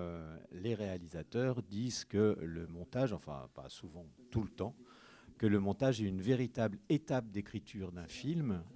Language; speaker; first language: French; native; French